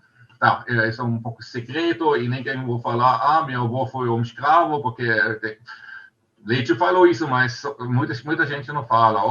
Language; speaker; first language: Portuguese; non-native, learner; German